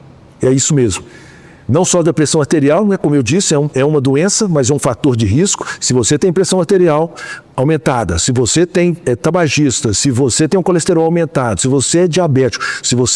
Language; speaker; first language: Portuguese; native; Portuguese